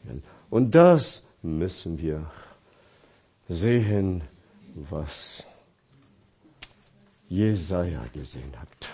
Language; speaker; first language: German; non-native, fluent; Chinese